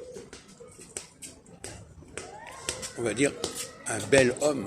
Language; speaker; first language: French; native; French